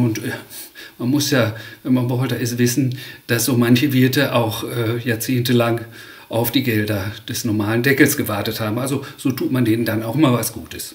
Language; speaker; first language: German; native; German